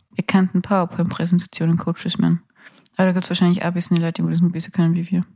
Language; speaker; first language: German; native; German